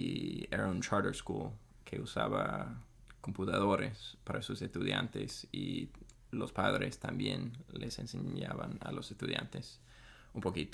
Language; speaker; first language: Spanish; non-native, fluent; English